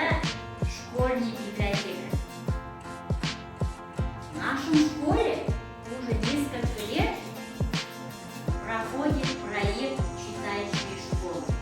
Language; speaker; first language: Russian; non-native, local second language; Kazakh